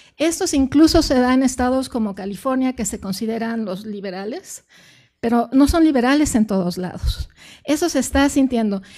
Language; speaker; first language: Spanish; native; Spanish